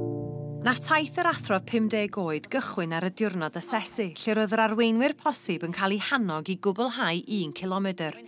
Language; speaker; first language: Welsh; native; Welsh